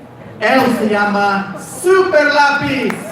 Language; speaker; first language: Spanish; non-native, fluent; English